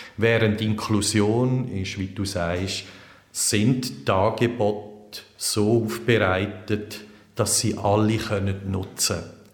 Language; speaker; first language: German; native; German